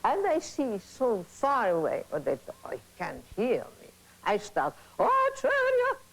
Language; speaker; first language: English; non-native, learner; Italian